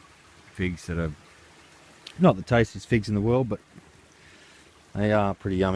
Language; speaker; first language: English; native; English